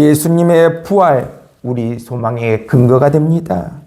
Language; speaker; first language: Korean; native; Korean